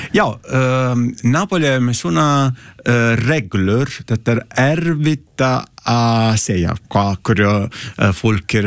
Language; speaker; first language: Icelandic; non-native, learner; Italian